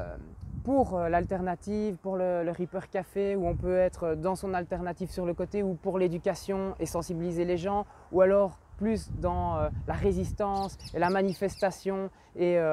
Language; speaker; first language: French; native; French